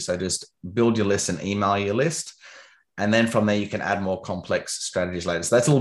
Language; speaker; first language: English; native; English